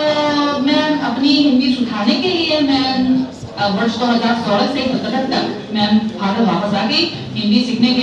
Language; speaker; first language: Hindi; non-native, fluent; Chinese